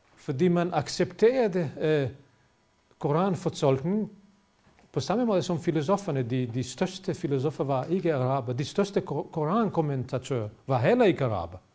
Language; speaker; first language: Danish; non-native, fluent; Bosnian